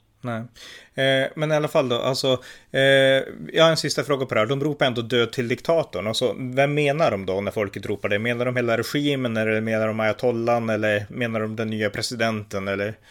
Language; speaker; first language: Swedish; native; Swedish